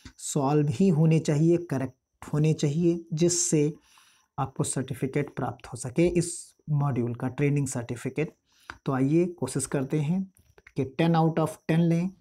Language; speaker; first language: Hindi; native; Hindi